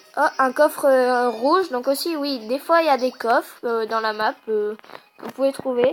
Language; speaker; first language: French; native; French